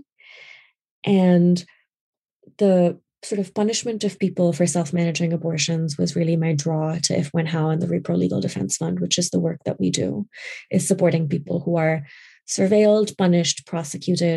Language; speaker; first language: English; non-native, local second language; Urdu